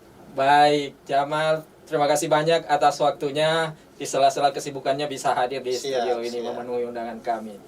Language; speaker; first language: Indonesian; native; Indonesian